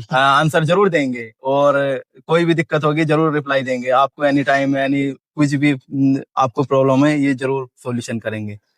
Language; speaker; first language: Hindi; native; Hindi